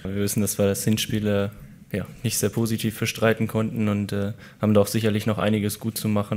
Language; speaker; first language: German; native; German